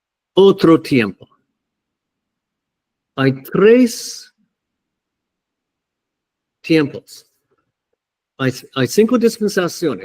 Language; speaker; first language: Spanish; non-native, fluent; English